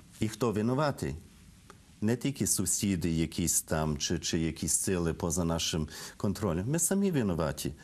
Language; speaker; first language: Ukrainian; early bilingual, heritage; Ukrainian